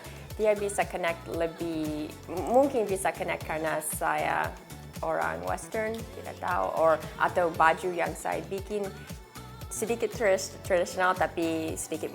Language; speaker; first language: Indonesian; early bilingual, heritage; English